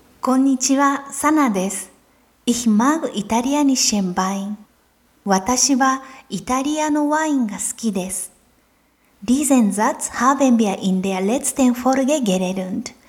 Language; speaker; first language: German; non-native, fluent; Japanese